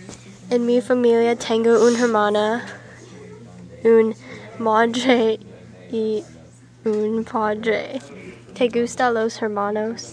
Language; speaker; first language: Spanish; non-native, learner; English